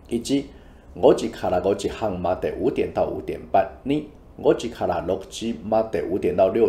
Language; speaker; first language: Japanese; non-native, fluent; Chinese